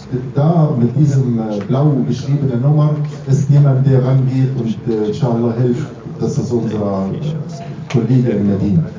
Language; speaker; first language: German; non-native, fluent; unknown